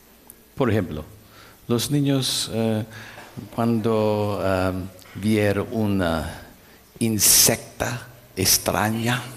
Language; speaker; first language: Spanish; non-native, learner; English